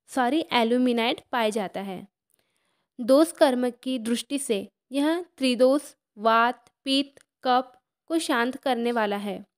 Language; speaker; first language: Hindi; non-native, local second language; Marathi